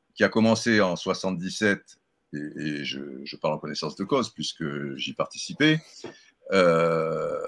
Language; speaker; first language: French; native; French